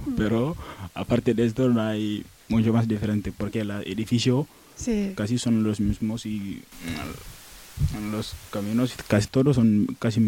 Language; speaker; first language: Spanish; non-native, learner; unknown